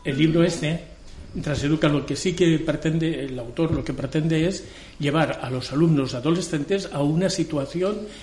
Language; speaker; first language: Spanish; non-native, local second language; Catalan